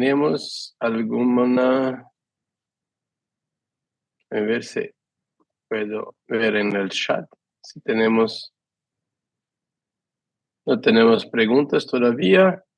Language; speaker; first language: Spanish; non-native, fluent; Portuguese